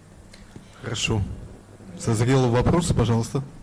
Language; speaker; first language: Russian; native; Russian